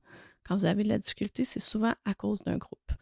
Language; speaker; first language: French; native; French